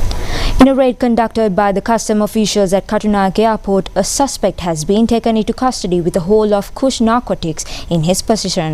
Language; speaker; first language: English; non-native, local second language; Sinhala